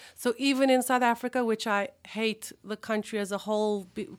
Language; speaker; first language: English; early bilingual, other home language; Hebrew